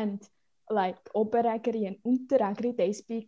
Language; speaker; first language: English; non-native, learner; Swiss German